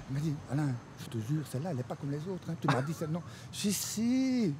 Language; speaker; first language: French; native; French